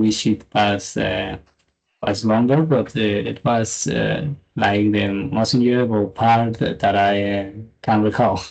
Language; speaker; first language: English; non-native, fluent; Spanish